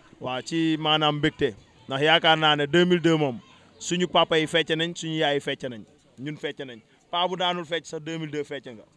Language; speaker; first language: Wolof; native; Wolof